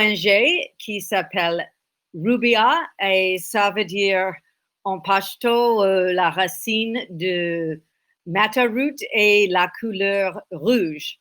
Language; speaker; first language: French; non-native, learner; English